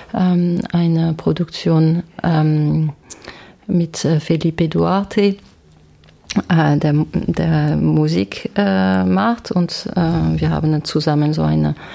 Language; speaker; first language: German; non-native, fluent; French